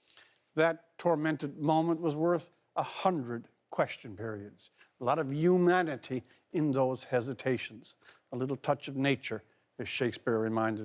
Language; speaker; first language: English; native; English